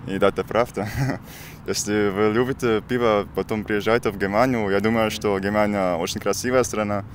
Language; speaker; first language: Russian; non-native, learner; German